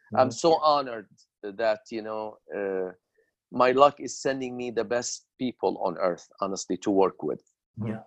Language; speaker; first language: English; non-native, fluent; Arabic